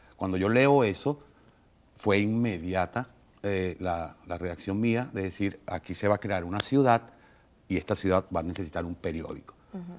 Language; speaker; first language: Spanish; native; Spanish